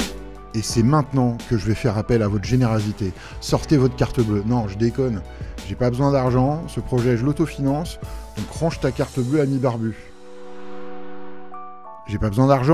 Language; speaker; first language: French; native; French